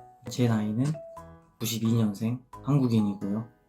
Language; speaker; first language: Korean; native; Korean